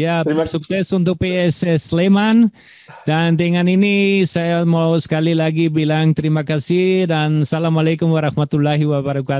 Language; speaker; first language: Indonesian; non-native, fluent; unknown